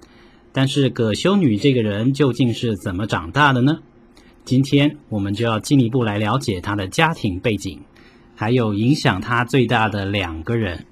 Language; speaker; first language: Chinese; native; Chinese